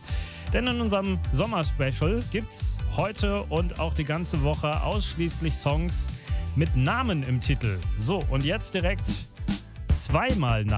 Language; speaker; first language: German; native; German